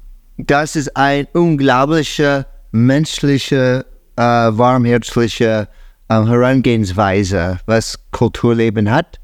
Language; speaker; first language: German; non-native, fluent; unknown